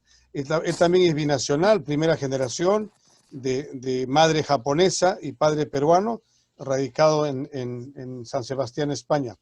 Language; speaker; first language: Spanish; native; Spanish